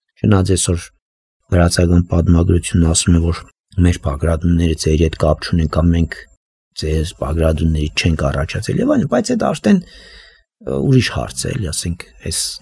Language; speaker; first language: Armenian; native; Armenian